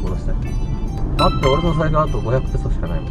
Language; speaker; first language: Japanese; native; Japanese